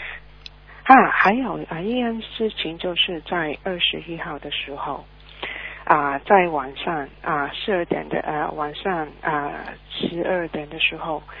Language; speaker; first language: Chinese; early bilingual, heritage; Chinese